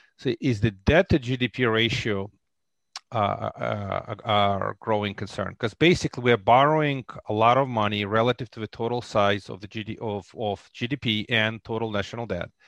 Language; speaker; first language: English; non-native, fluent; Russian